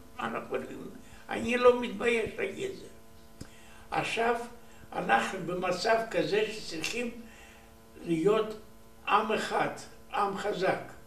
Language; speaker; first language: Hebrew; non-native, learner; Romanian